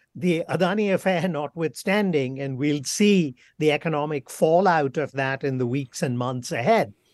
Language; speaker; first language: English; non-native, local second language; Bangla